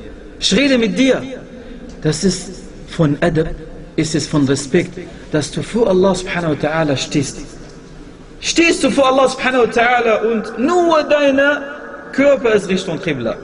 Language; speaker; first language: German; non-native, fluent; Arabic